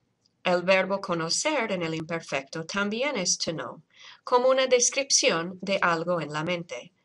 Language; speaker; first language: Spanish; non-native, fluent; English